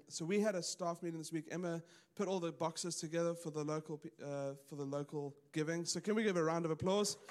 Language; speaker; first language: English; native; English